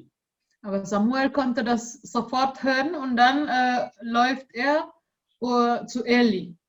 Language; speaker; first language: German; non-native, learner; Indonesian